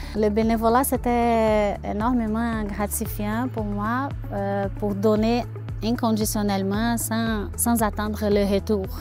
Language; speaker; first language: French; non-native, fluent; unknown